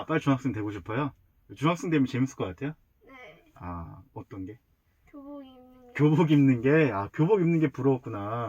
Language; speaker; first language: Korean; native; Korean